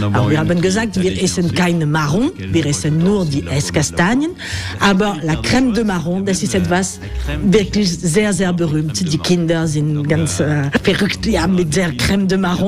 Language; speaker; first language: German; non-native, learner; French